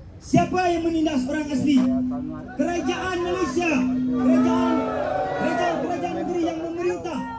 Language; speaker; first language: Malay; non-native, local second language; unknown